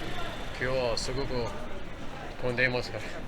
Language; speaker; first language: Japanese; non-native, fluent; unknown